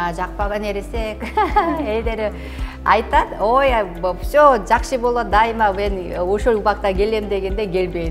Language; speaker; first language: Kyrgyz; non-native, learner; Korean